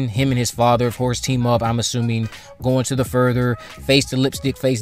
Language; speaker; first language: English; native; English